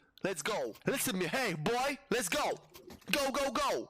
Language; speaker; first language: English; non-native, learner; Polish